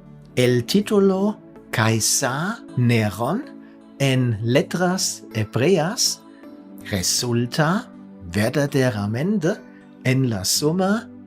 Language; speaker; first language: Spanish; non-native, fluent; German